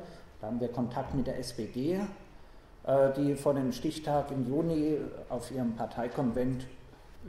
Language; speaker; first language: German; native; German